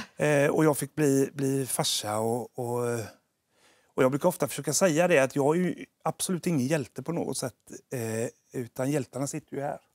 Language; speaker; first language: Swedish; native; Swedish